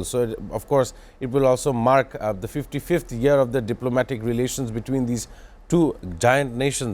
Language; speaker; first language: English; non-native, local second language; Bangla